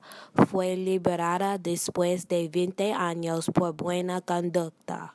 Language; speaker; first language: Spanish; non-native, learner; English